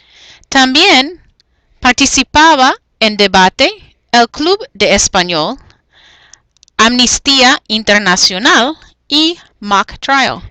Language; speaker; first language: Spanish; non-native, fluent; English